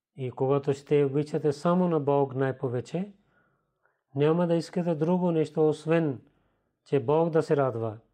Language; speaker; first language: Bulgarian; non-native, learner; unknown